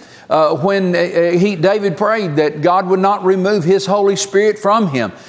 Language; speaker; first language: English; native; English